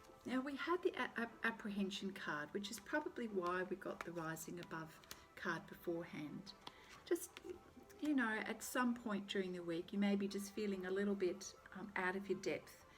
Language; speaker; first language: English; native; English